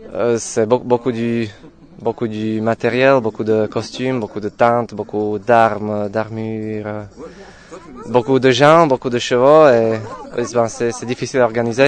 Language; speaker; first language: French; non-native, fluent; Slovak